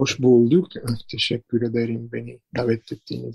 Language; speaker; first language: Turkish; non-native, fluent; Italian